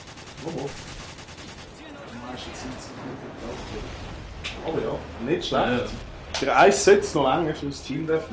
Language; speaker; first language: German; native; German